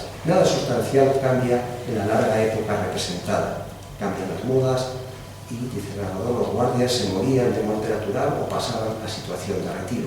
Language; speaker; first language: Spanish; native; Spanish